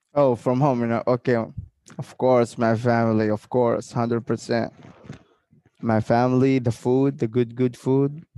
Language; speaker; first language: English; non-native, fluent; Arabic